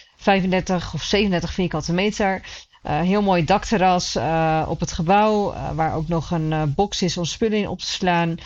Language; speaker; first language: Dutch; native; Dutch